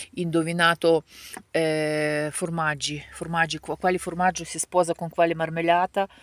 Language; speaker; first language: Italian; non-native, fluent; Ukrainian